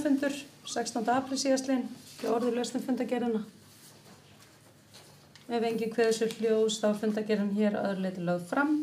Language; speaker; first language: Icelandic; native; Icelandic